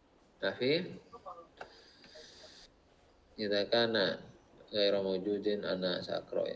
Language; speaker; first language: Arabic; non-native, fluent; Indonesian